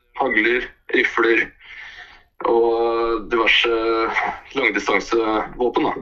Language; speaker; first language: Norwegian; native; Norwegian